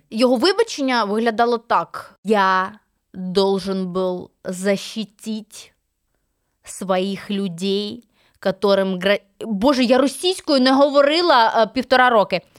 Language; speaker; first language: Ukrainian; native; Ukrainian